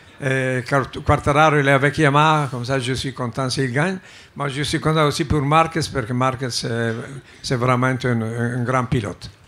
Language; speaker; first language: French; non-native, fluent; Italian